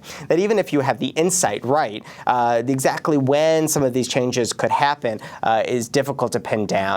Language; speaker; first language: English; native; English